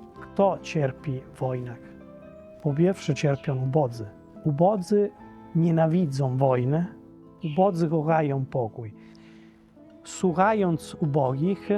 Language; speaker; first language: Polish; non-native, fluent; Italian